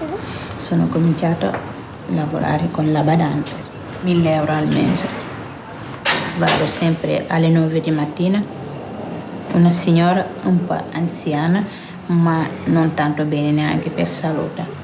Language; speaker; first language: Italian; non-native, learner; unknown